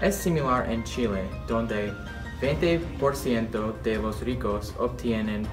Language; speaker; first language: Spanish; non-native, learner; English